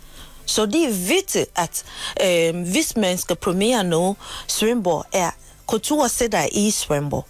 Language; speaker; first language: Danish; non-native, learner; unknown